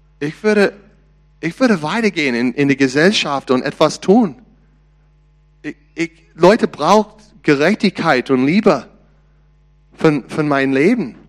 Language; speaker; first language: German; non-native, learner; English